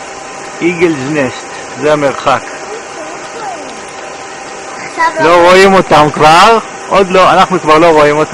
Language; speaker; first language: Hebrew; native; Hebrew